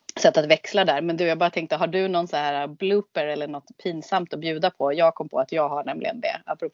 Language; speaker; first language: Swedish; native; Swedish